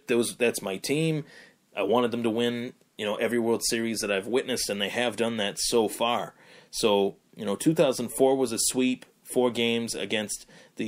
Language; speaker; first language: English; native; English